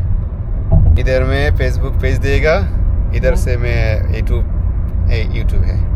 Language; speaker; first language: Hindi; non-native, learner; Bangla